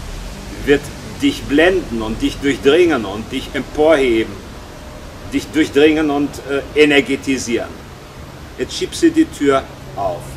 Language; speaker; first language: German; native; German